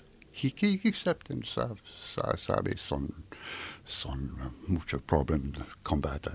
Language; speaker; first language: Spanish; non-native, learner; French